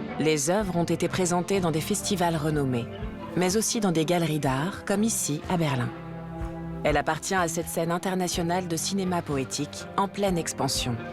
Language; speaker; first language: French; native; French